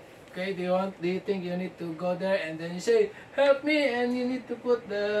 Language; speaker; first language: English; non-native, fluent; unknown